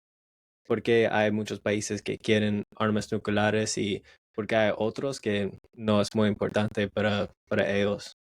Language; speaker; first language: Spanish; non-native, learner; English